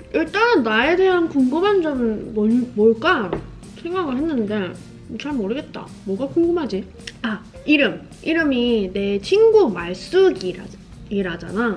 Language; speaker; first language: Korean; non-native, fluent; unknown